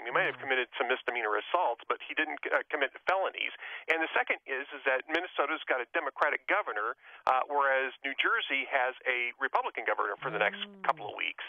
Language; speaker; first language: English; native; English